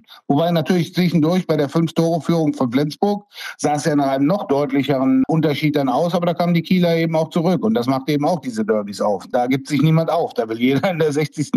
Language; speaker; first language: German; native; German